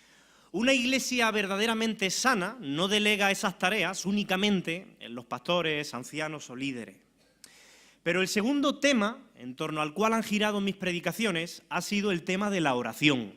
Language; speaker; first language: Spanish; native; Spanish